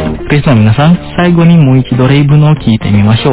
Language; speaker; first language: Japanese; non-native, fluent; Indonesian